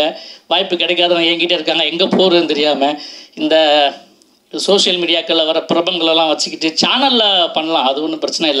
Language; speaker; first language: Tamil; native; Tamil